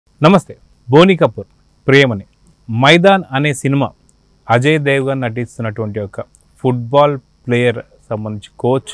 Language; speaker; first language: Telugu; native; Telugu